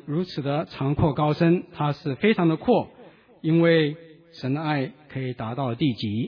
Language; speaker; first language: Chinese; native; Chinese